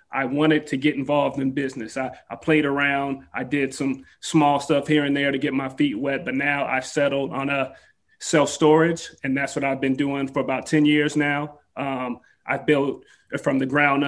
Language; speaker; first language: English; native; English